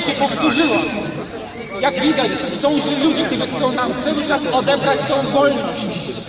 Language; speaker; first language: Polish; non-native, fluent; Russian